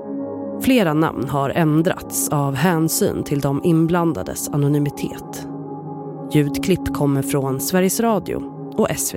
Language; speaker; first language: Swedish; native; Swedish